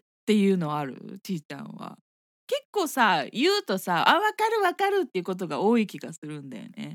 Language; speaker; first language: Japanese; early bilingual, heritage; Japanese